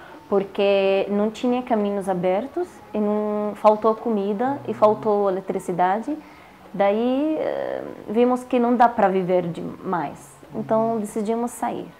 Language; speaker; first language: Portuguese; non-native, learner; Arabic